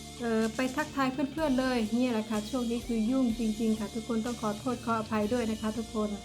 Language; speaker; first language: Thai; non-native, local second language; Northeastern Thai